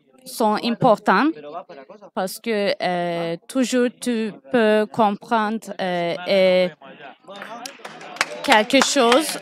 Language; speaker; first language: French; non-native, learner; Turkish